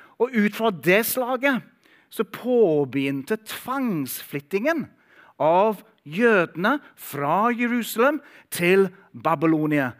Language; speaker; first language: Norwegian; non-native, fluent; English